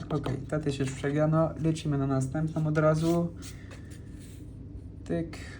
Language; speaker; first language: Polish; non-native, fluent; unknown